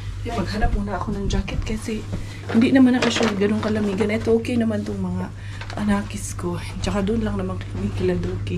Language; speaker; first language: Filipino; non-native, local second language; Cebuano